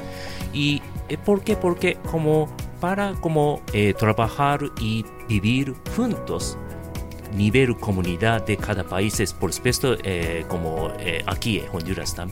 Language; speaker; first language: Spanish; non-native, learner; Japanese